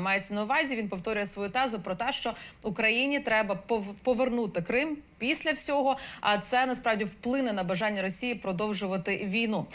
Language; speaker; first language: Ukrainian; native; Ukrainian